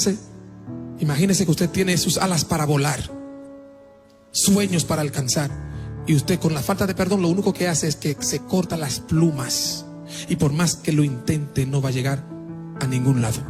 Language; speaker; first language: Spanish; non-native, fluent; Haitian Creole